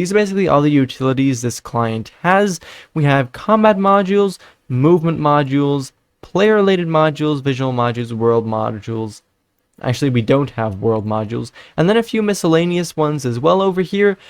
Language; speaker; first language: English; non-native, fluent; Dutch